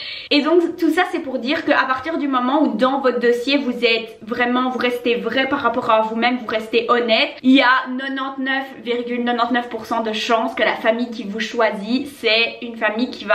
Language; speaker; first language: French; native; French